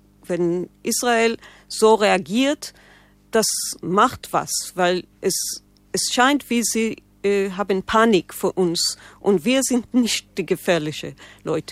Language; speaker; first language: German; non-native, learner; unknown